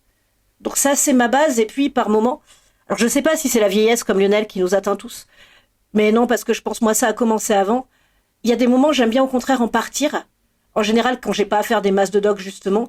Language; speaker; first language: French; native; French